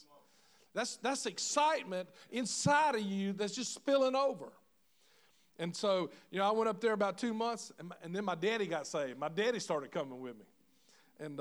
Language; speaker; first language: English; native; English